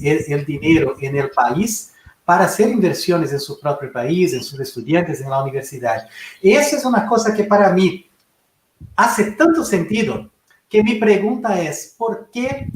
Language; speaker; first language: Spanish; non-native, fluent; Portuguese